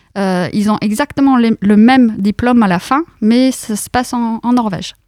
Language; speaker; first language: French; non-native, fluent; Norwegian